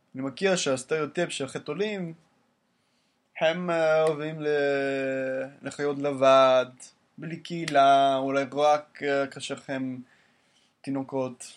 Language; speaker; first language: Hebrew; non-native, learner; English